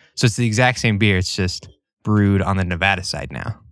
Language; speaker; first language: English; native; English